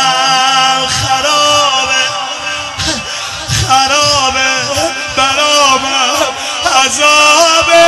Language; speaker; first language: Persian; native; Persian